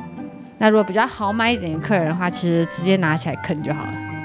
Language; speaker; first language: Chinese; native; Chinese